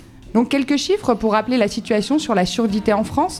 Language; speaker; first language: French; native; French